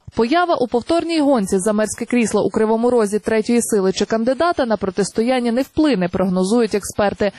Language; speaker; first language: Ukrainian; native; Ukrainian